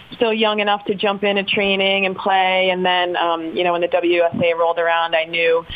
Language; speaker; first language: English; native; English